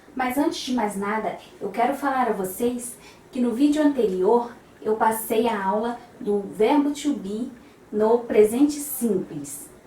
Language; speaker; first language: Portuguese; native; Portuguese